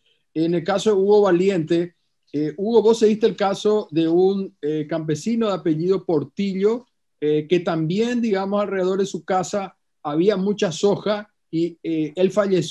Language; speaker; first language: Spanish; native; Spanish